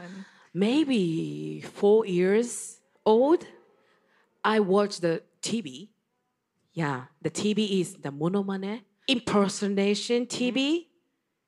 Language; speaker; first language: English; non-native, learner; Japanese